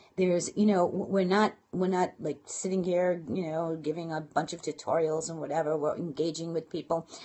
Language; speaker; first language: English; native; English